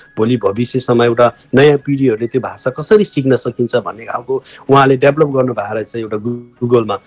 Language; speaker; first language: Nepali; non-native, local second language; Eastern Tamang